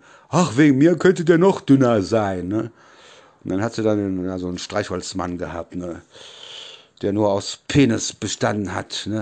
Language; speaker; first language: German; native; German